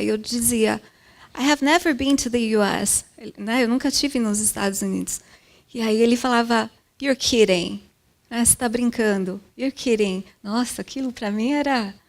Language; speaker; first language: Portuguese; early bilingual, other home language; Japanese